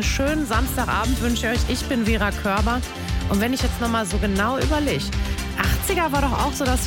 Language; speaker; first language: German; native; German